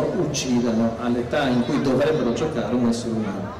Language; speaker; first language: Italian; native; Italian